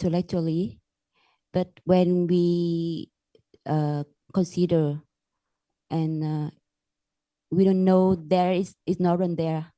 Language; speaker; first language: English; non-native, learner; Vietnamese